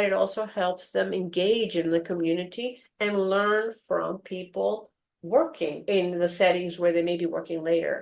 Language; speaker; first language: English; non-native, fluent; Greek